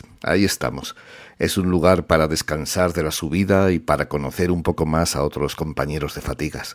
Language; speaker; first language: Spanish; native; Spanish